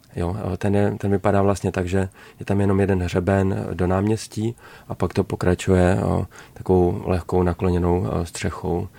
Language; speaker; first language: Czech; native; Czech